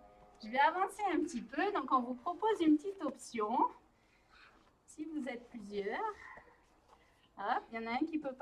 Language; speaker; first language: French; native; French